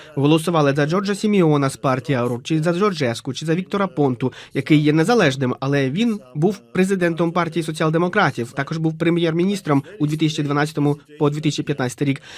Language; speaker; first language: Ukrainian; non-native, fluent; Romanian